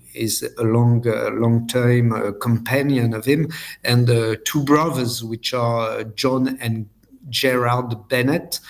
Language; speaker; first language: English; non-native, fluent; French